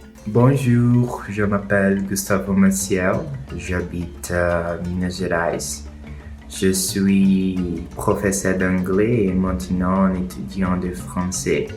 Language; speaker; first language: French; non-native, learner; Portuguese